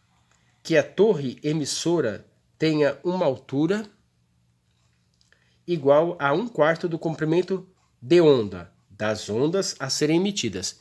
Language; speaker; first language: Portuguese; native; Portuguese